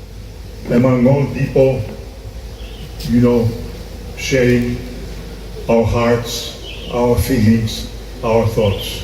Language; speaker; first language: English; non-native, fluent; Greek